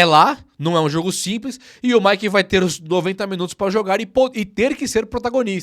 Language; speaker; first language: Portuguese; native; Portuguese